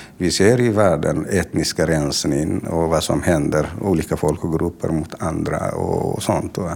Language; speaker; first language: Swedish; non-native, fluent; Tigrinya